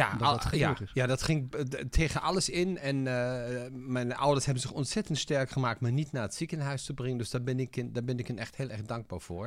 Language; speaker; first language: Dutch; non-native, fluent; German